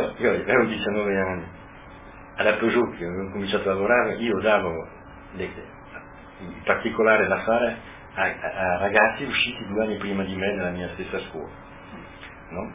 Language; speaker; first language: Italian; non-native, local second language; Friulian